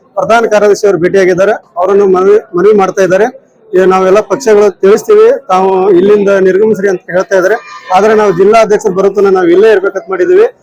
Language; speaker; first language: Kannada; non-native, local second language; Lambadi